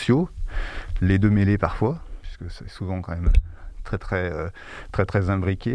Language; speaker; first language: French; native; French